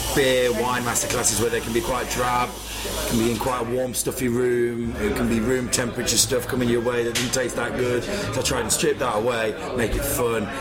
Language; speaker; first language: English; native; English